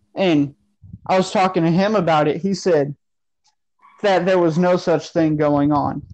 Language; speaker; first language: English; native; English